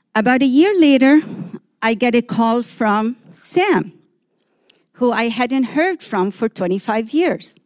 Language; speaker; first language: English; early bilingual, other home language; Arabic